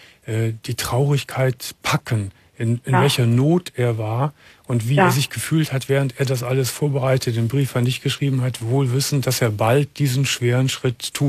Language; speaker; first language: German; native; German